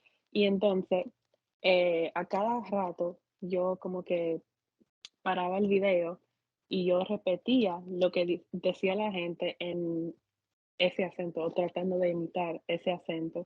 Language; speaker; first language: Spanish; non-native, fluent; English